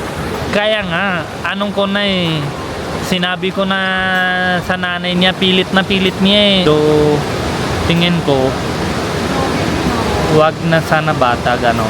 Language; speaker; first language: Filipino; non-native, learner; Punjabi